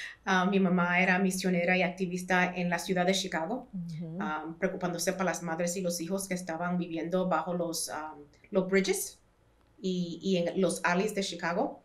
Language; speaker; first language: Spanish; early bilingual, heritage; Spanish